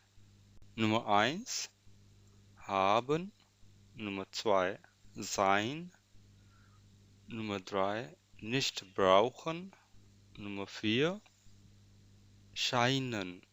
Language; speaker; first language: German; non-native, fluent; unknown